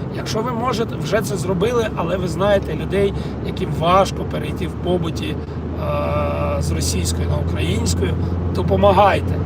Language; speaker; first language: Ukrainian; non-native, local second language; Russian